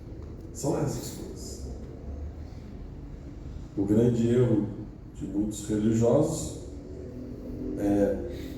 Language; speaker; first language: Portuguese; native; Portuguese